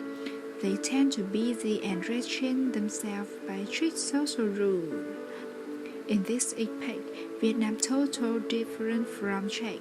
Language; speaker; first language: English; non-native, learner; Vietnamese